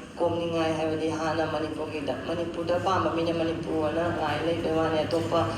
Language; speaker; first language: Manipuri; native; Manipuri